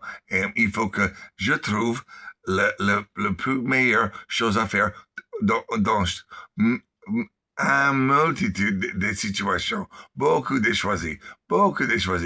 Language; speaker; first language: French; non-native, learner; English